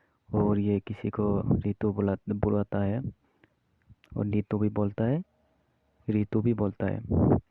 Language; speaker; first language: Hindi; non-native, local second language; Kok Borok